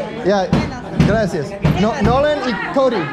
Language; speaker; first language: Spanish; non-native, learner; English